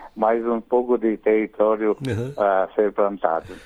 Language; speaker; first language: Portuguese; non-native, fluent; Japanese